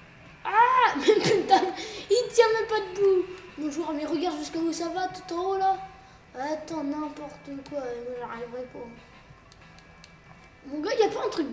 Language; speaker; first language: French; native; French